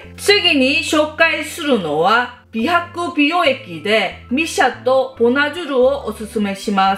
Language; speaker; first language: Japanese; non-native, fluent; Korean